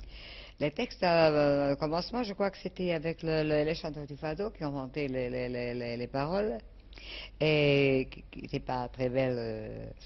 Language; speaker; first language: French; non-native, fluent; Portuguese